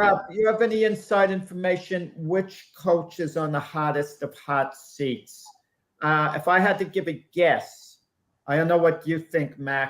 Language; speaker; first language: English; native; English